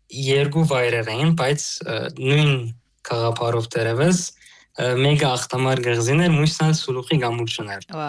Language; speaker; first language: Armenian; early bilingual, heritage; Armenian